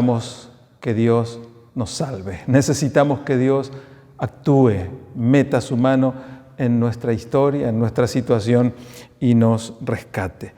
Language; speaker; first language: Spanish; native; Spanish